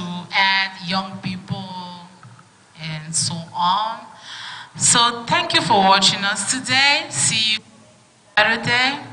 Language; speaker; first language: English; non-native, fluent; French